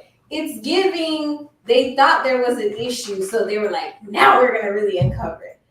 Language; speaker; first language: English; native; English